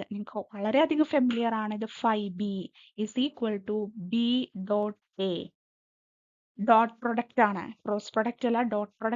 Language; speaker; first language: Malayalam; native; Malayalam